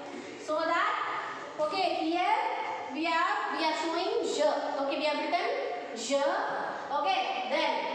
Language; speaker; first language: English; non-native, local second language; Tamil